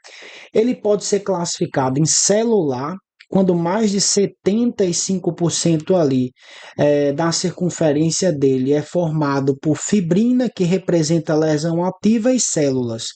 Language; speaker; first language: Portuguese; native; Portuguese